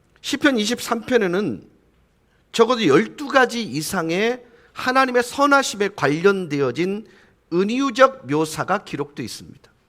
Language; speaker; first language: Korean; native; Korean